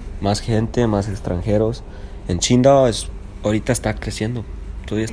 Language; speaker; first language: Spanish; early bilingual, heritage; Spanish